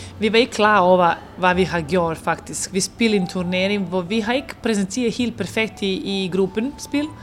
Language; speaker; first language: Danish; non-native, fluent; Serbian